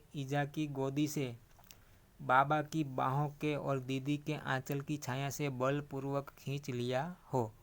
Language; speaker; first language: Hindi; non-native, local second language; Gujarati